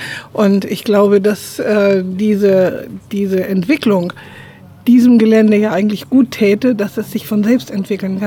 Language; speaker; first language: German; native; German